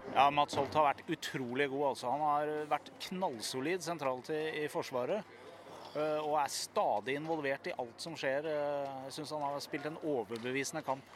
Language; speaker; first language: Norwegian; native; Norwegian